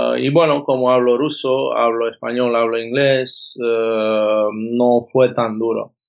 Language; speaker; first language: Spanish; non-native, fluent; Croatian